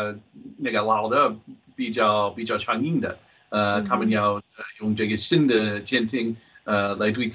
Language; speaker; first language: Chinese; non-native, fluent; English